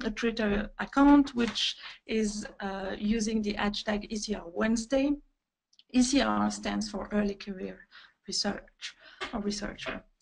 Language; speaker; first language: English; non-native, fluent; French